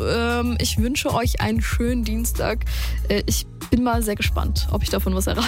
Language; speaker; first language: German; native; German